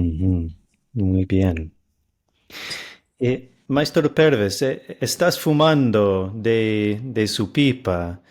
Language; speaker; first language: Spanish; non-native, fluent; English